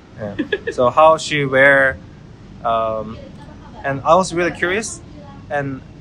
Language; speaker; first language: English; non-native, learner; Korean